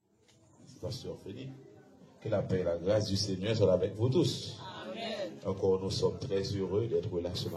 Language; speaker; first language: French; non-native, local second language; Haitian Creole